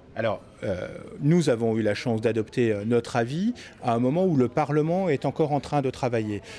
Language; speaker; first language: French; native; French